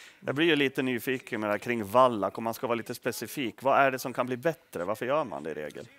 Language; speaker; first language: Swedish; native; Swedish